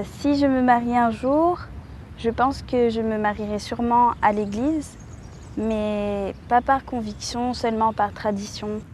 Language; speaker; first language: French; early bilingual, other home language; English